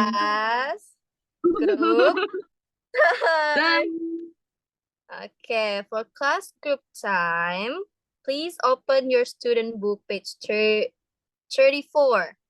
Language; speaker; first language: English; non-native, fluent; Indonesian